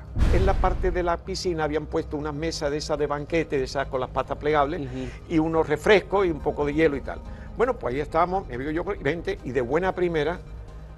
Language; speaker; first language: Spanish; native; Spanish